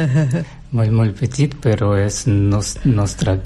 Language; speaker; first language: Catalan; non-native, learner; Russian